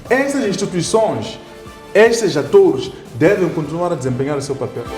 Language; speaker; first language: Portuguese; native; Portuguese